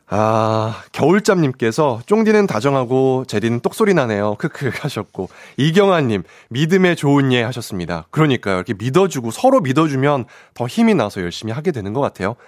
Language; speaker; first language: Korean; native; Korean